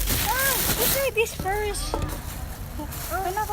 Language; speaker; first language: English; non-native, learner; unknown